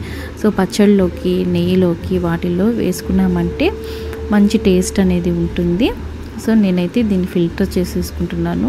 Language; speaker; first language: Telugu; native; Telugu